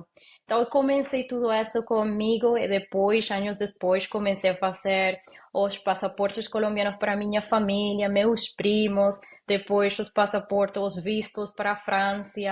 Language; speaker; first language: Portuguese; non-native, learner; Spanish